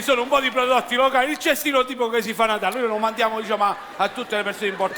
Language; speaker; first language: Italian; native; Italian